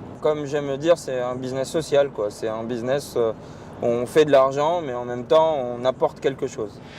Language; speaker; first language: French; early bilingual, other home language; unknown